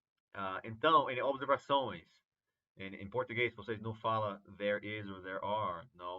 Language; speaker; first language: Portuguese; non-native, fluent; English